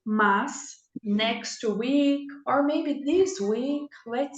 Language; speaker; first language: English; non-native, fluent; Portuguese